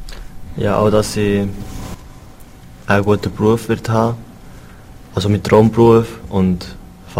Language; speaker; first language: German; non-native, learner; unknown